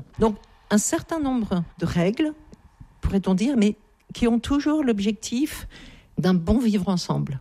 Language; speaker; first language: French; native; French